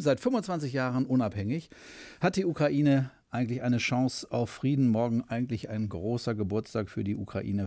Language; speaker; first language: German; native; German